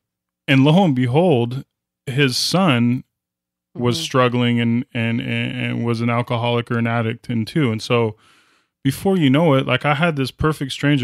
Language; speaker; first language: English; native; English